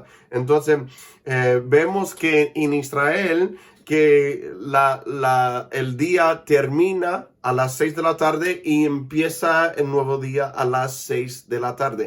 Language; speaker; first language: Spanish; non-native, fluent; English